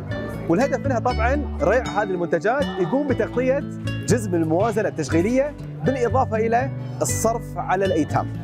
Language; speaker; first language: Arabic; native; Arabic